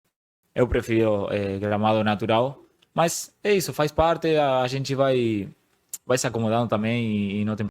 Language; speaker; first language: Portuguese; non-native, fluent; Spanish